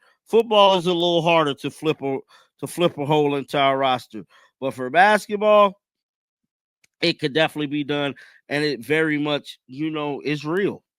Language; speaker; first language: English; native; English